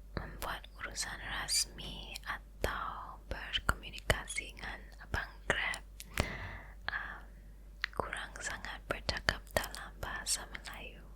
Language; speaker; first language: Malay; non-native, local second language; Chinese